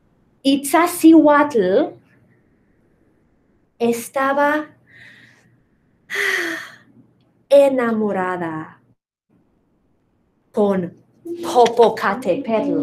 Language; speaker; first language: Spanish; non-native, fluent; English